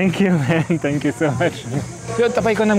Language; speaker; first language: Nepali; non-native, learner; French